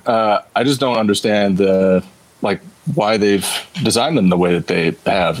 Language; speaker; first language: English; native; English